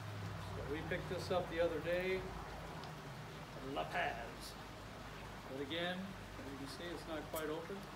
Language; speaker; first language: English; native; English